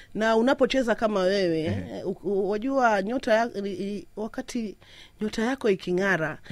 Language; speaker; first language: Swahili; native; Swahili